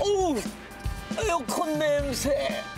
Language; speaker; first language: Korean; native; Korean